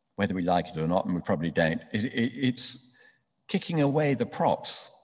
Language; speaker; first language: English; native; English